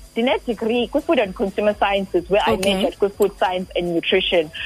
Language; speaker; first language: English; non-native, local second language; Xhosa